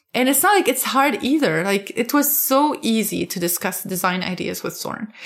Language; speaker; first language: English; non-native, fluent; Arabic